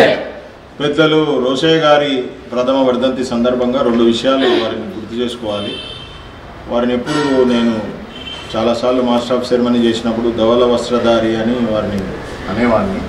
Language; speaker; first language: Telugu; native; Telugu